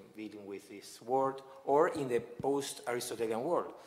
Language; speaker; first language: English; non-native, fluent; Spanish